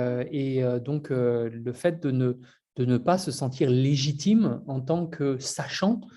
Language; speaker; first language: French; native; French